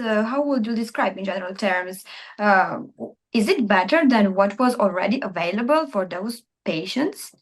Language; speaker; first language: English; non-native, fluent; Armenian